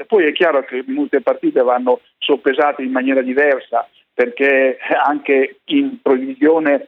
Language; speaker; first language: Italian; native; Italian